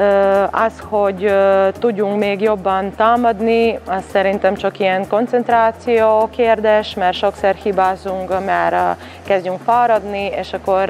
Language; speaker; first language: Hungarian; non-native, fluent; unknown